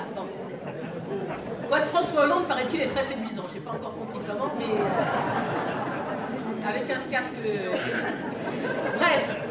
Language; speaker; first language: French; native; French